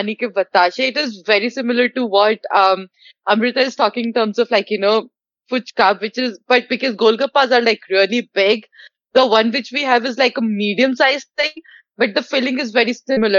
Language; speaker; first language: English; non-native, local second language; Hindi